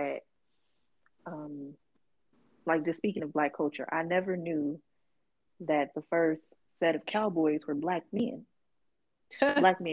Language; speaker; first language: English; native; English